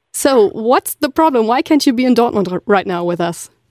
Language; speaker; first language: English; non-native, fluent; German